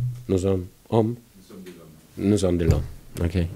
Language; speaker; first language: French; non-native, fluent; Italian